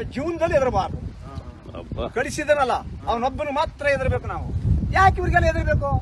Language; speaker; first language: Kannada; native; Kannada